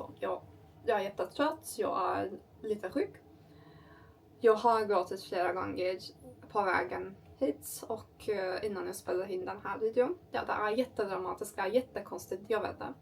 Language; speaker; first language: Swedish; non-native, learner; Turkish